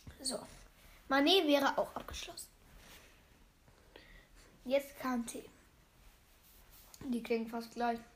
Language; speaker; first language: German; native; German